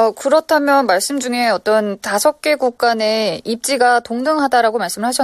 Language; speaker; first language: Korean; native; Korean